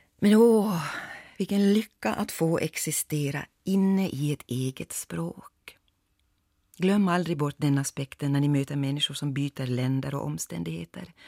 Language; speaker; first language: Swedish; native; Swedish